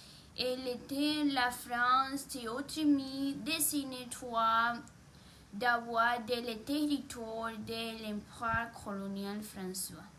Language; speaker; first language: French; non-native, learner; Spanish